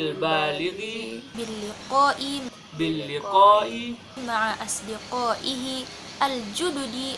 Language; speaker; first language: Arabic; non-native, fluent; Indonesian